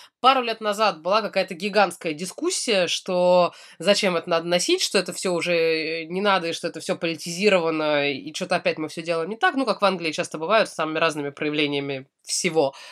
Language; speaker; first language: Russian; native; Russian